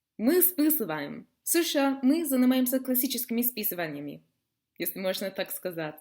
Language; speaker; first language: Russian; non-native, fluent; English